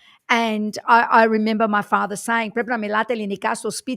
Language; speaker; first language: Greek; early bilingual, heritage; English